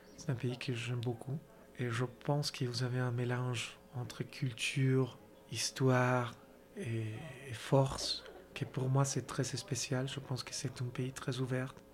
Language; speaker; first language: French; non-native, fluent; Spanish